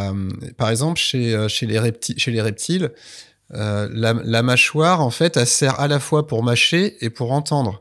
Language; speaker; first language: French; native; French